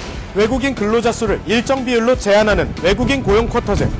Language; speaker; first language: Korean; native; Korean